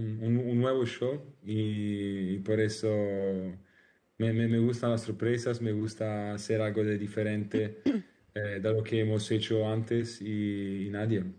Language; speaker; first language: Spanish; non-native, learner; Italian